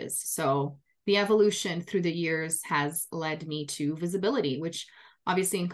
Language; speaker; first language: English; non-native, fluent; Portuguese